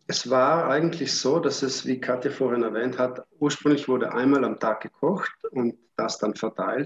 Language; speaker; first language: German; native; German